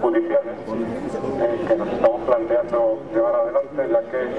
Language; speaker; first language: Spanish; native; Spanish